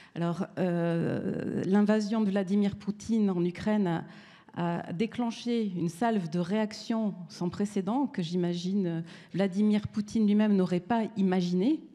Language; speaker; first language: French; native; French